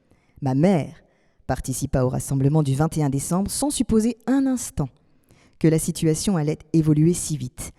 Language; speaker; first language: French; native; French